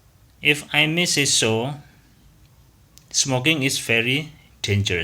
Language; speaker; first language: English; non-native, fluent; Indonesian